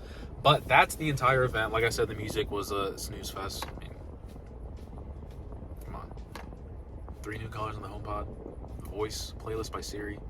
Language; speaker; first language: English; native; English